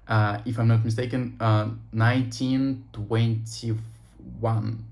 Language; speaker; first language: English; non-native, learner; Russian